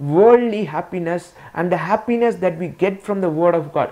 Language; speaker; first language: English; non-native, local second language; Tamil